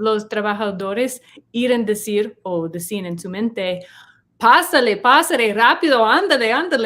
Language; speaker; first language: Spanish; non-native, learner; English